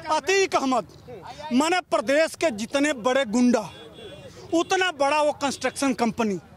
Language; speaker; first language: Hindi; native; Hindi